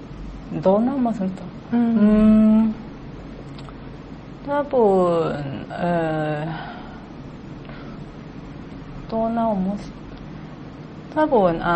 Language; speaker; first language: Japanese; non-native, learner; Cantonese